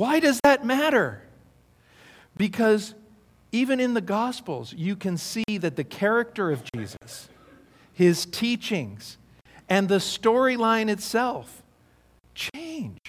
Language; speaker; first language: English; native; English